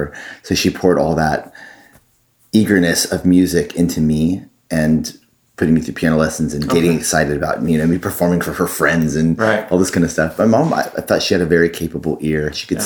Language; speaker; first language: English; native; English